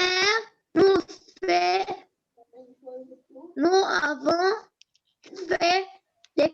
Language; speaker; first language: French; non-native, learner; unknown